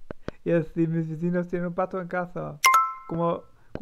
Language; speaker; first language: Spanish; non-native, learner; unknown